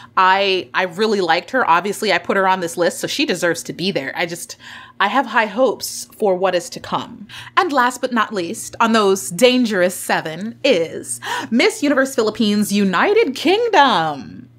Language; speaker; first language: English; native; English